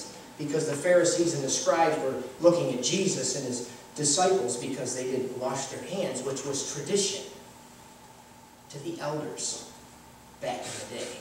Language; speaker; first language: English; native; English